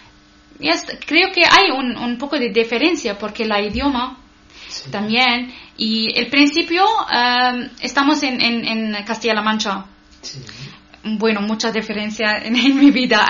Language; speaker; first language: Spanish; non-native, learner; Arabic